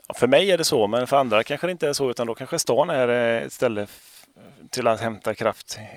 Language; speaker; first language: Swedish; native; Swedish